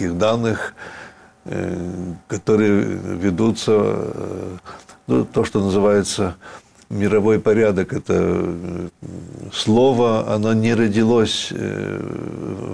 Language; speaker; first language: Russian; early bilingual, heritage; Russian